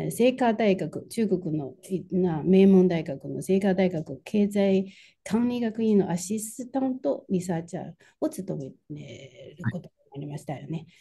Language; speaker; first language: Japanese; non-native, fluent; Chinese